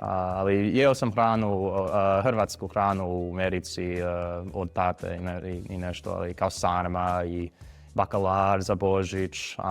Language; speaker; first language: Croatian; non-native, learner; Spanish